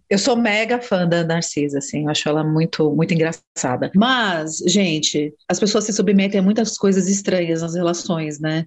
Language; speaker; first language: Portuguese; native; Portuguese